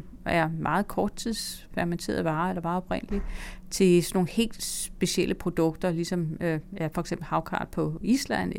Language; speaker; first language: Danish; native; Danish